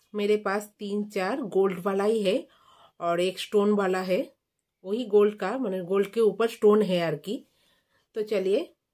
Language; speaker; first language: Hindi; non-native, local second language; Bangla